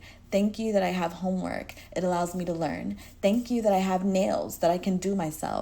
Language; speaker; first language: English; native; English